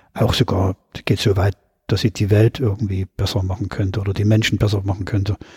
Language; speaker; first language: German; native; German